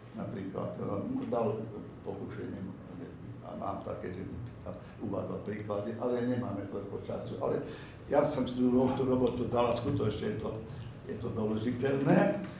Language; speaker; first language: Slovak; native; Slovak